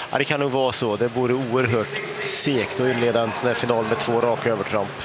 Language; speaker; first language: Swedish; native; Swedish